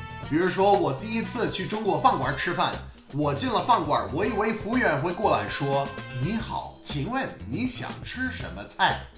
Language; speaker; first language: Chinese; non-native, fluent; English